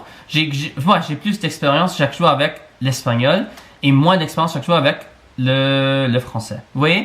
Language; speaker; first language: French; non-native, fluent; English